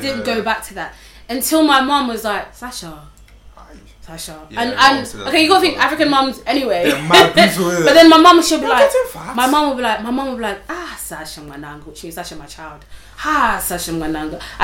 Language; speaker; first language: English; native; English